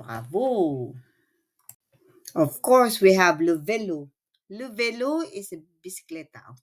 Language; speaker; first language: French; non-native, fluent; Filipino